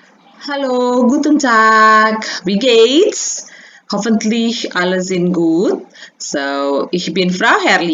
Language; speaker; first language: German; non-native, learner; Indonesian